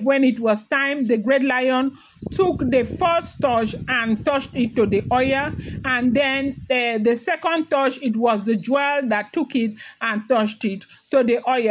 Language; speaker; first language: English; non-native, local second language; Yoruba